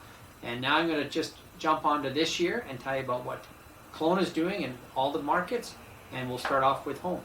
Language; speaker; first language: English; native; English